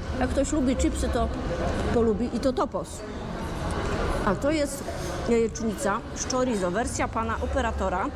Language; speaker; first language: Polish; native; Polish